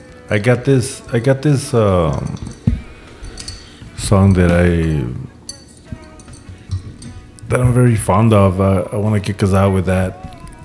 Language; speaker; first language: English; early bilingual, other home language; Spanish